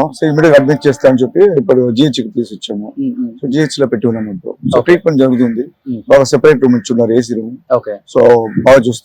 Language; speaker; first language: Telugu; non-native, local second language; Tamil